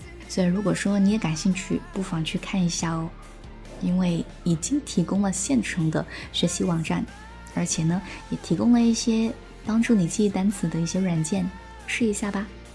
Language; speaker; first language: Chinese; native; Chinese